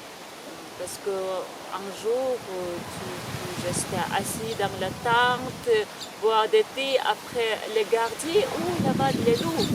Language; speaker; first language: French; non-native, learner; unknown